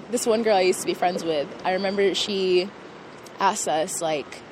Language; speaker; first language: English; native; English